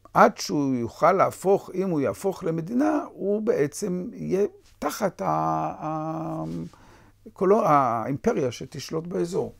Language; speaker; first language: Hebrew; native; Hebrew